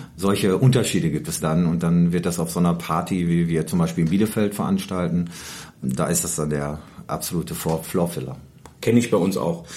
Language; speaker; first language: German; native; German